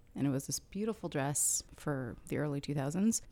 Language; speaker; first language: English; early bilingual, other home language; Arabic